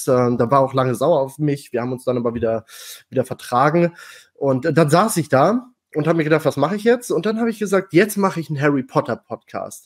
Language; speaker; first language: German; native; German